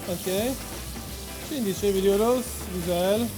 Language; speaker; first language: Turkish; non-native, learner; Italian